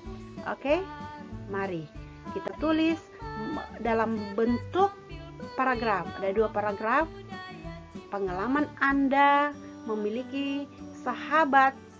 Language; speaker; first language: Indonesian; native; Indonesian